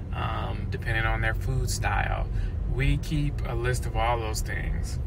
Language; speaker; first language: English; native; English